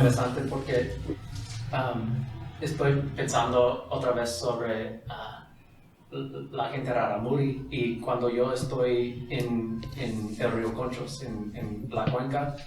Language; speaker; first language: Spanish; non-native, fluent; English